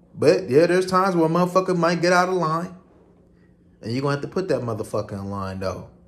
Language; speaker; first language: English; native; English